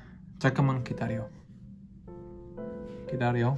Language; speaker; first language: Korean; non-native, learner; Polish